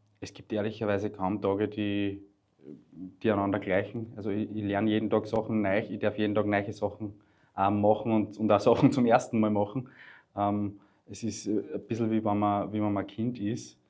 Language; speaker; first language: German; native; German